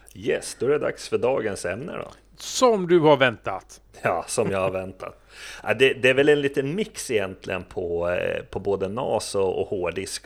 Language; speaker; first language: Swedish; native; Swedish